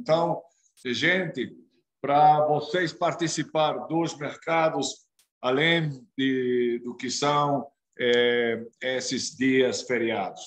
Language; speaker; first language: Portuguese; non-native, fluent; Spanish